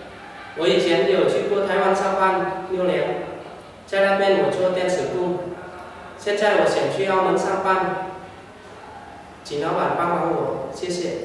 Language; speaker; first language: Chinese; non-native, learner; Vietnamese